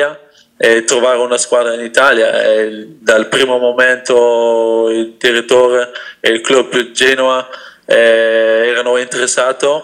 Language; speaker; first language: Italian; non-native, fluent; Dutch